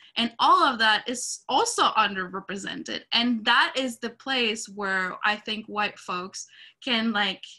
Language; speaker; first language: English; non-native, fluent; Spanish